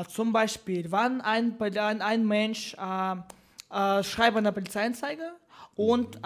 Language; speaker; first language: German; non-native, learner; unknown